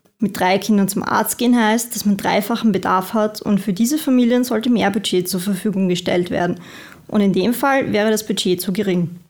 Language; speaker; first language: German; native; German